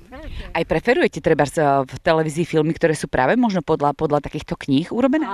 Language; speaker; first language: Slovak; native; Slovak